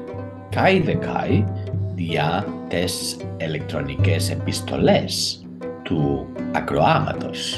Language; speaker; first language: Greek; non-native, learner; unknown